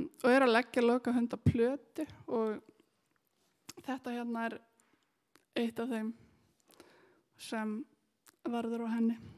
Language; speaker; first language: Icelandic; native; Icelandic